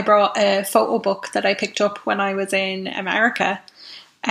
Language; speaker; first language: English; native; English